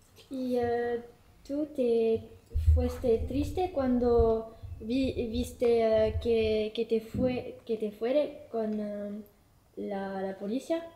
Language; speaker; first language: Spanish; non-native, learner; French